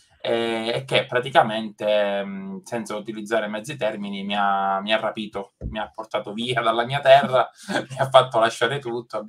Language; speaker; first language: Italian; native; Italian